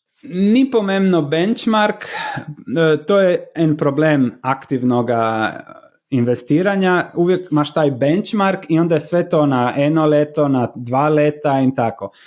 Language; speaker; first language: Slovenian; non-native, learner; Croatian